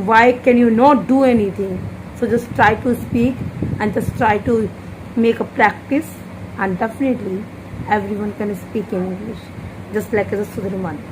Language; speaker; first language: English; non-native, local second language; Hindi